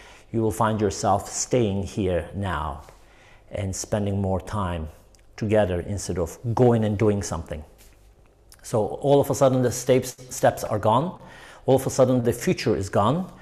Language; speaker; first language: English; non-native, fluent; Turkish